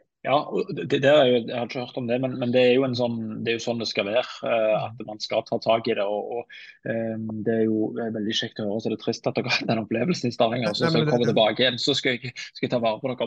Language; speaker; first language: Norwegian; native; Norwegian